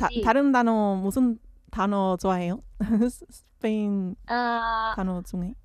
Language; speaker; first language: Korean; non-native, learner; Spanish